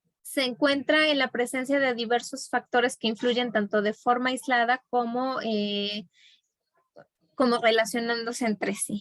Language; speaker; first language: Spanish; native; Spanish